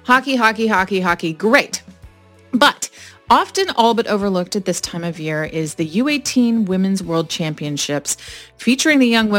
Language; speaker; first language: English; native; English